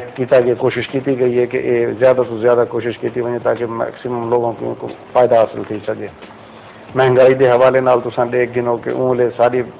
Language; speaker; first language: Punjabi; non-native, local second language; Saraiki